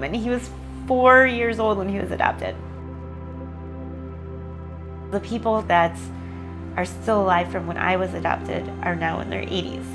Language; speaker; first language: English; early bilingual, other home language; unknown